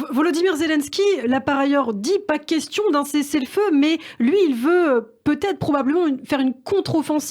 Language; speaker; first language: French; native; French